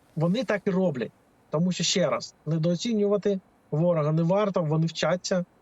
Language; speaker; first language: Ukrainian; native; Ukrainian